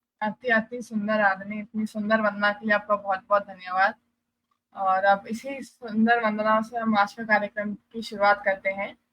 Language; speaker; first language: Hindi; native; Hindi